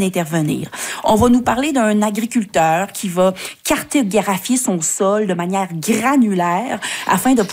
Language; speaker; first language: French; native; French